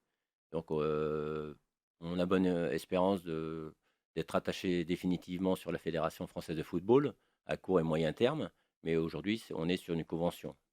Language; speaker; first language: French; native; French